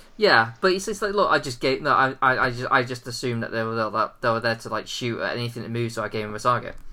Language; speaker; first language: English; native; English